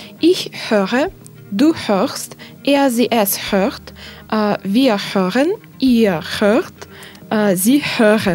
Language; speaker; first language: German; non-native, learner; Russian